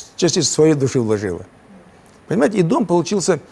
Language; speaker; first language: Russian; non-native, local second language; Chechen